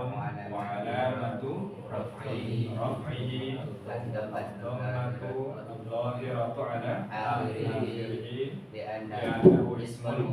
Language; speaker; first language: Arabic; non-native, fluent; Indonesian